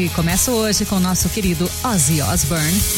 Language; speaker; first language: Portuguese; native; Portuguese